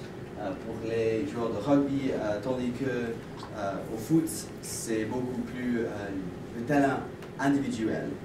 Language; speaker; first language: French; non-native, learner; English